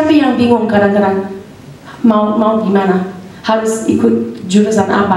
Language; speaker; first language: Indonesian; non-native, fluent; English